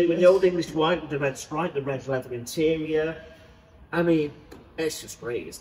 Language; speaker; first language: English; native; English